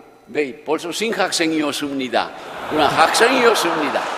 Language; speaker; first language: Korean; non-native, fluent; Japanese